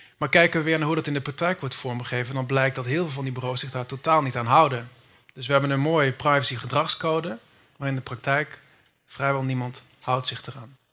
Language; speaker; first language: Dutch; native; Dutch